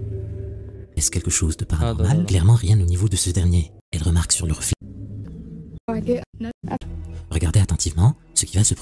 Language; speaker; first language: French; native; French